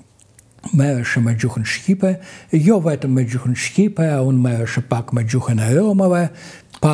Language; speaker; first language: Albanian; non-native, fluent; Russian